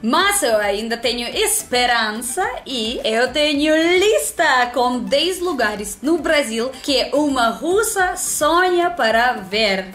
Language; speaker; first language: Portuguese; non-native, learner; Russian